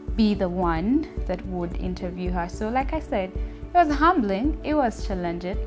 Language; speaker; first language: English; non-native, local second language; Ganda